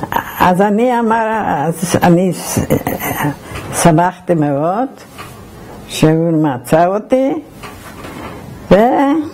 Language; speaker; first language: Hebrew; non-native, fluent; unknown